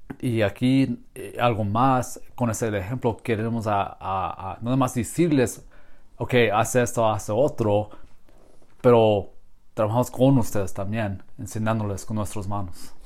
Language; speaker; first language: Spanish; non-native, learner; English